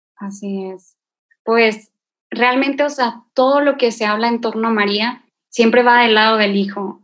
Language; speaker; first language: Spanish; native; Spanish